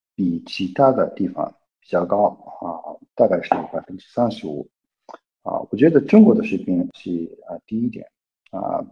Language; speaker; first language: Chinese; non-native, fluent; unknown